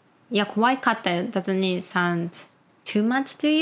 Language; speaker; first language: English; non-native, fluent; Japanese